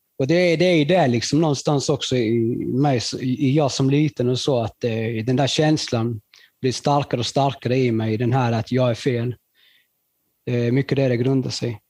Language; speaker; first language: Swedish; early bilingual, other home language; Spanish